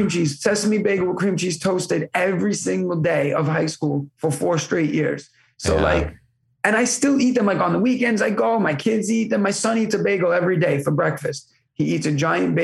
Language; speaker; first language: English; native; English